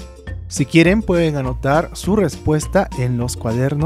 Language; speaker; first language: Spanish; native; Spanish